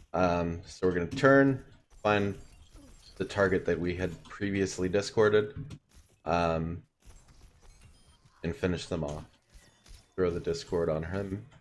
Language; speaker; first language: English; native; English